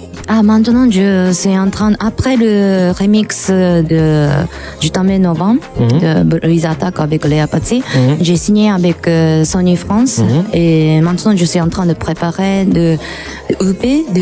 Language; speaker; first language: French; non-native, fluent; Japanese